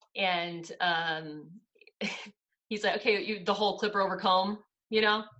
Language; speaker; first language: English; native; English